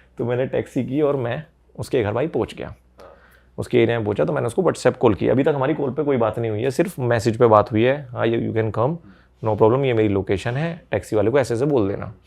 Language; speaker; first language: Hindi; native; Hindi